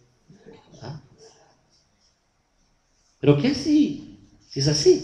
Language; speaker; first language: Spanish; native; Spanish